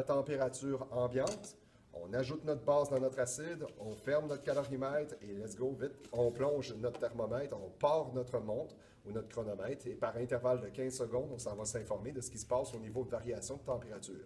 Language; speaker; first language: French; native; French